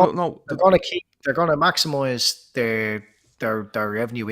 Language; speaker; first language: English; native; English